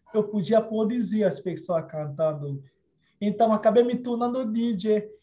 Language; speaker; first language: Portuguese; non-native, fluent; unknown